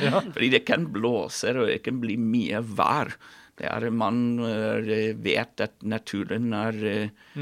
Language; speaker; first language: Norwegian; non-native, fluent; English